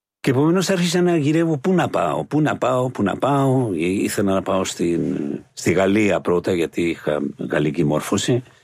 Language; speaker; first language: Greek; non-native, fluent; Spanish